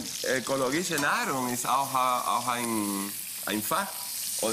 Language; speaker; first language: German; non-native, fluent; Spanish